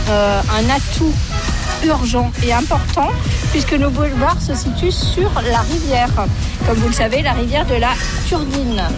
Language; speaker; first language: French; native; French